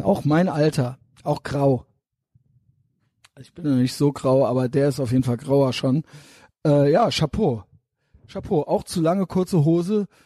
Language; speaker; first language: German; native; German